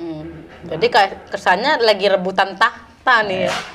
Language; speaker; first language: Indonesian; native; Indonesian